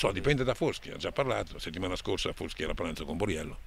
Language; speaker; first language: Italian; native; Italian